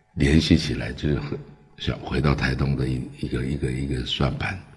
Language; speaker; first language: Chinese; early bilingual, other home language; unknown